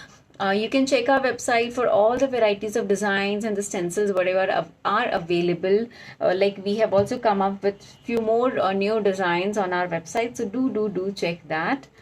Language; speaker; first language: English; non-native, local second language; Hindi